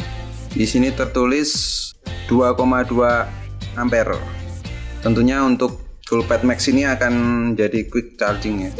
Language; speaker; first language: Indonesian; native; Indonesian